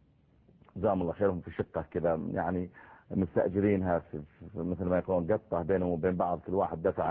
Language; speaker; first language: Arabic; native; Arabic